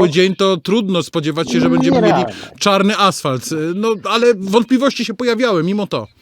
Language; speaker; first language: Polish; native; Polish